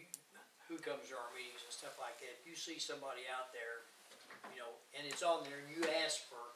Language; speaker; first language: English; native; English